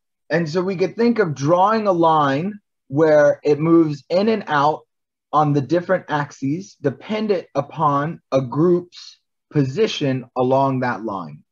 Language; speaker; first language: English; native; English